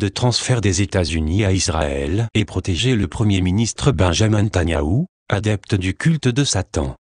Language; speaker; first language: French; native; French